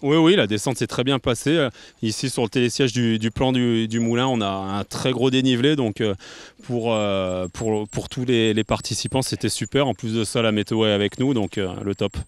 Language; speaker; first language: French; native; French